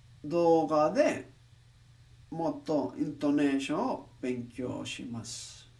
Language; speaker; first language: Japanese; non-native, learner; English